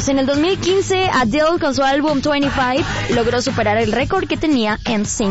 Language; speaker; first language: Spanish; native; Spanish